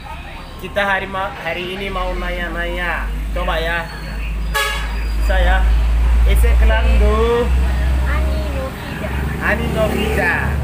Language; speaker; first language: Indonesian; non-native, fluent; Somali